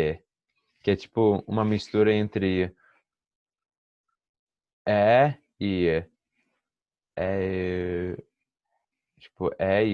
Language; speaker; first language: Portuguese; non-native, fluent; English